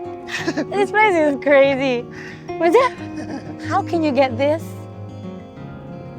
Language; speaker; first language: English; non-native, fluent; Indonesian